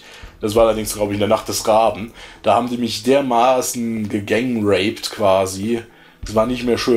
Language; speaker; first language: German; native; German